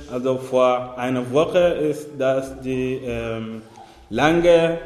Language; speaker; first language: German; non-native, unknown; Arabic